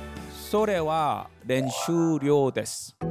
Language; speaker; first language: Japanese; non-native, fluent; Korean